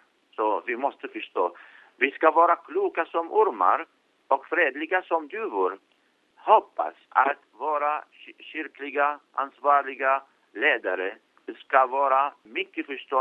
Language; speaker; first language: Swedish; non-native, fluent; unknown